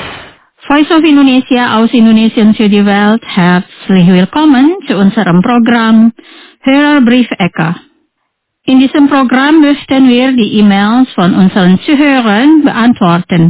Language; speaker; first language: German; non-native, fluent; Indonesian